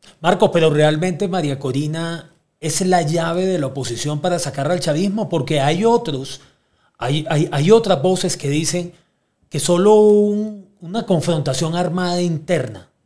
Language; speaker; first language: Spanish; native; Spanish